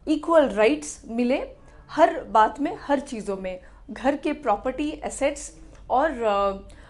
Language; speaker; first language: Hindi; native; Hindi